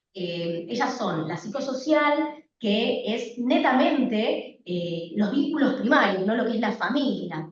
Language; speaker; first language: Spanish; native; Spanish